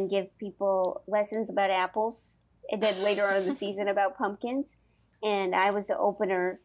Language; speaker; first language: English; native; English